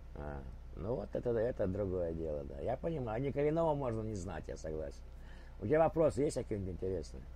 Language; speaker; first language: Russian; native; Russian